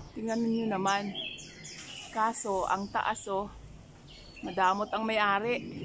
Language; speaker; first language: Filipino; non-native, local second language; Waray